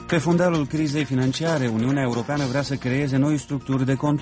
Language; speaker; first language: Romanian; native; Romanian